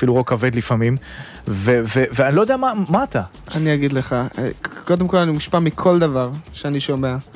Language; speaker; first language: Hebrew; native; Hebrew